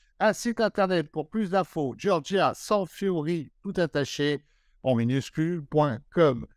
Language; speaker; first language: French; native; French